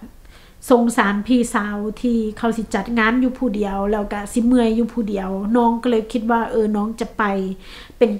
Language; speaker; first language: Thai; non-native, local second language; Lao